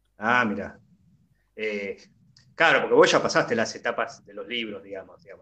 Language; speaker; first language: Spanish; native; Spanish